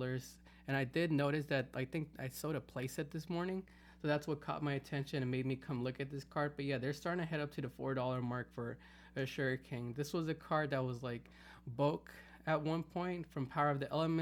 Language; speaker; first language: English; native; English